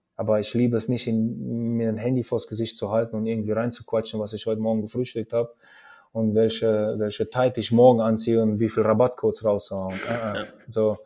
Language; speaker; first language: German; early bilingual, other home language; Russian